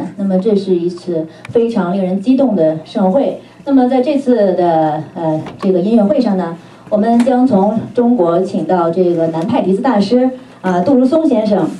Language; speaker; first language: Chinese; native; Chinese